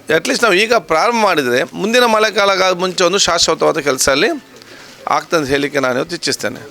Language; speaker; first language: Kannada; native; Kannada